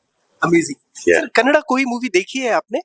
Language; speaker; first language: Hindi; non-native, local second language; Kannada